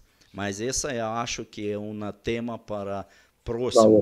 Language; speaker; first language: Portuguese; non-native, learner; Russian